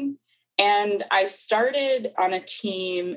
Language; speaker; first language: English; native; English